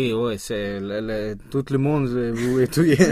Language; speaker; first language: French; non-native, learner; Swedish